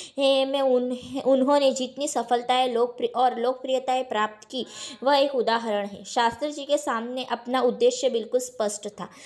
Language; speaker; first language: Hindi; non-native, local second language; Gujarati